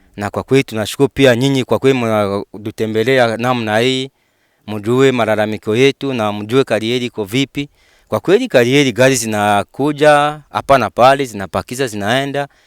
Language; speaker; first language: Swahili; non-native, fluent; Rundi